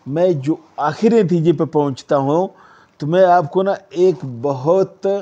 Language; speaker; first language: Urdu; non-native, local second language; Pashto